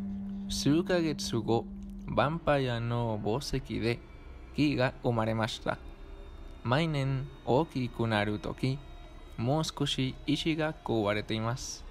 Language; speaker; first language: Japanese; non-native, learner; Spanish